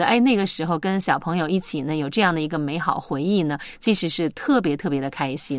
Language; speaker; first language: Chinese; native; Chinese